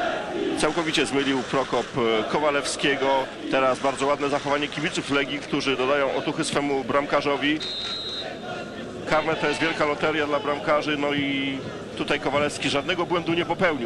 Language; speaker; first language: Polish; native; Polish